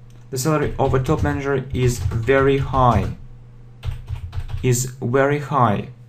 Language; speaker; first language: English; non-native, fluent; Russian